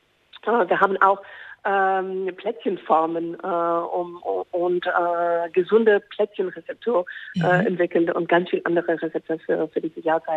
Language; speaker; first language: German; non-native, fluent; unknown